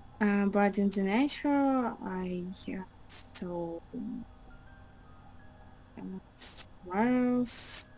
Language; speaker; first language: English; non-native, learner; Russian